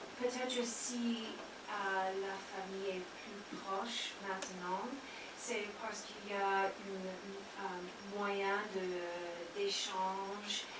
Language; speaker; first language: French; non-native, learner; English